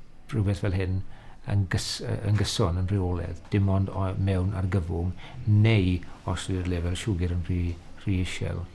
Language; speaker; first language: Welsh; native; Welsh